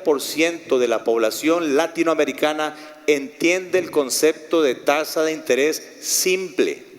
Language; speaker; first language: Spanish; native; Spanish